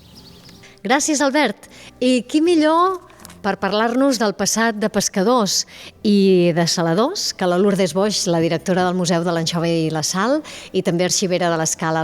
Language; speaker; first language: Catalan; native; Catalan